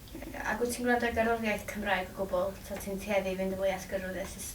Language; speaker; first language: Welsh; native; Welsh